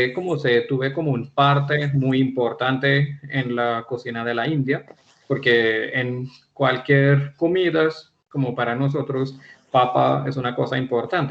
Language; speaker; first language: Spanish; non-native, fluent; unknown